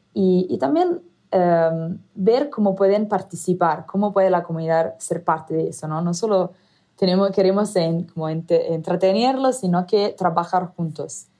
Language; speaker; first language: Spanish; non-native, fluent; Italian